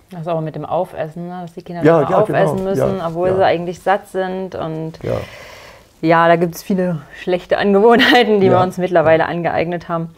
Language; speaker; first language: German; native; German